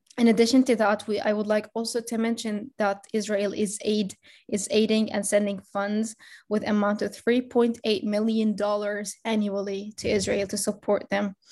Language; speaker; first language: English; non-native, fluent; Arabic